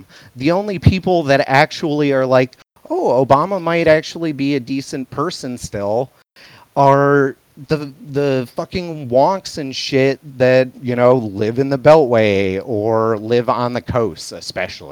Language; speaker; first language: English; native; English